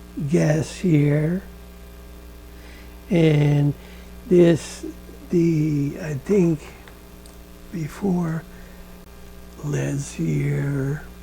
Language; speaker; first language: English; non-native, learner; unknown